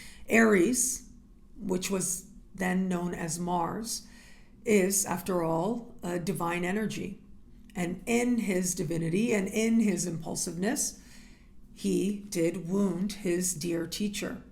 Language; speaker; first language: English; native; English